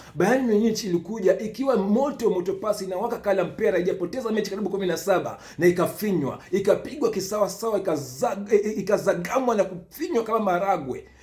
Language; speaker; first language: Swahili; native; Swahili